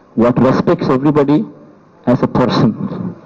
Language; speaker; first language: English; non-native, local second language; Telugu